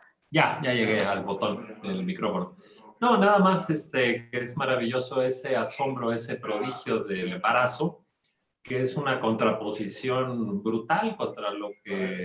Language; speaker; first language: Spanish; native; Spanish